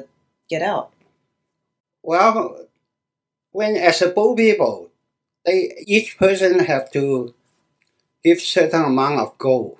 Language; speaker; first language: English; non-native, learner; Cantonese